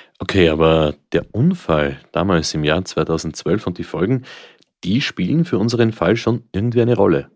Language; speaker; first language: German; native; German